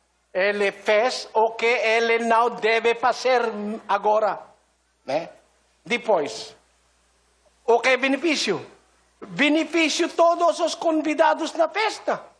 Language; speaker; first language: Portuguese; non-native, learner; Filipino